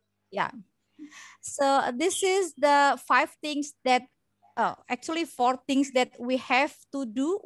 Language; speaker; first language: English; non-native, learner; Indonesian